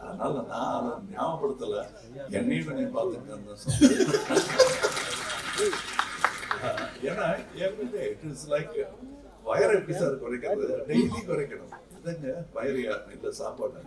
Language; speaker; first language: Tamil; native; Tamil